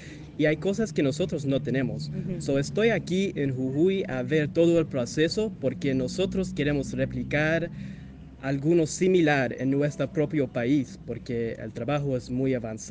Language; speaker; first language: Spanish; non-native, learner; English